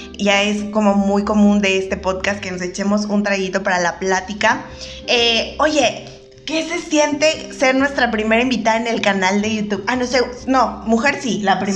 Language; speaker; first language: Spanish; native; Spanish